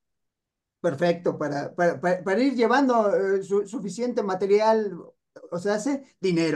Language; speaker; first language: Spanish; native; Spanish